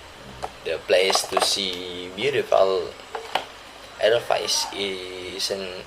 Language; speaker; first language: English; non-native, learner; Indonesian